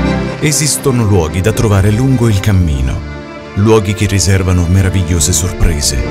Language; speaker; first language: Italian; native; Italian